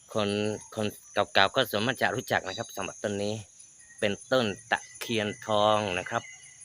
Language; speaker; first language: Thai; non-native, local second language; Malay